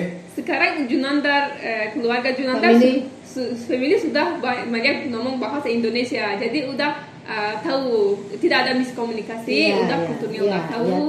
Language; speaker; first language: Indonesian; non-native, learner; Turkish